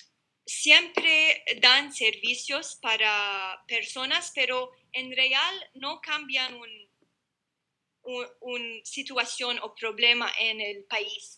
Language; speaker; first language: Spanish; non-native, learner; Arabic